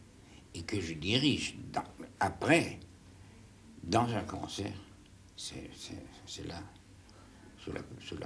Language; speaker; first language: French; non-native, fluent; German